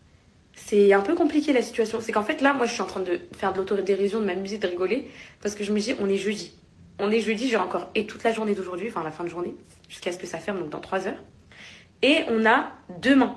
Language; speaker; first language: French; native; French